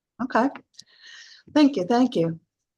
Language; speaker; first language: English; native; English